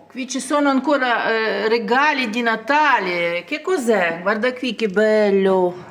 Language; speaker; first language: Italian; non-native, learner; Ukrainian